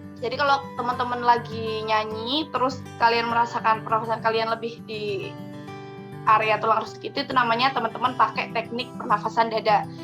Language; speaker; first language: Indonesian; native; Indonesian